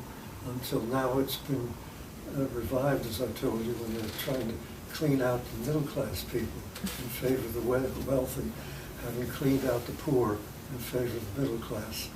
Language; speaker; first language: English; native; English